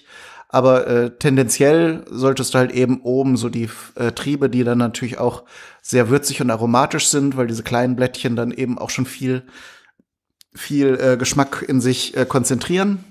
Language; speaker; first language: German; native; German